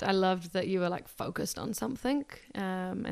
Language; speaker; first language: English; native; English